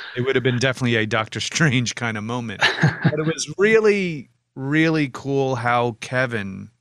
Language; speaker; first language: English; native; English